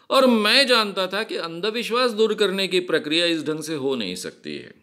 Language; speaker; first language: Hindi; non-native, local second language; Marathi